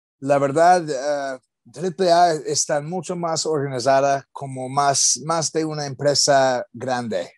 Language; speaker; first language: Spanish; non-native, learner; English